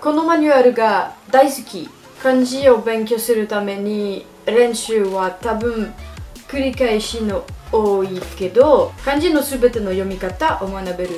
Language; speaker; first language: Japanese; non-native, learner; French